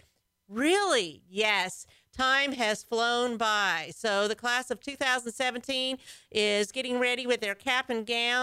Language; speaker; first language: English; native; English